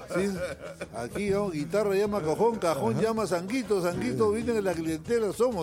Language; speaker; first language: Spanish; native; Spanish